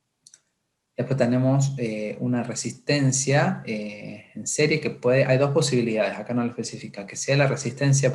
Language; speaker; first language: Spanish; native; Spanish